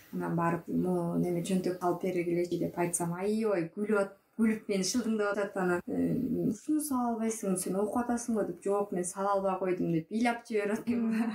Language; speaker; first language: Kyrgyz; native; Kyrgyz